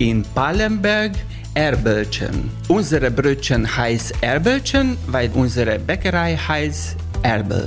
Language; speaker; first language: German; non-native, learner; Hungarian